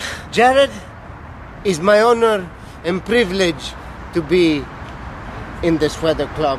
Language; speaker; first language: English; non-native, learner; Italian